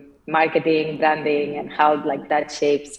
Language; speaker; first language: English; non-native, fluent; Spanish